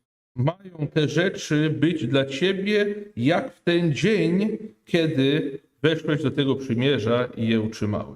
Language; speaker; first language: Polish; non-native, fluent; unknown